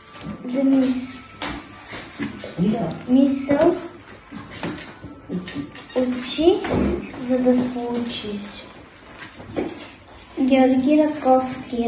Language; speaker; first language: Bulgarian; early bilingual, heritage; Bulgarian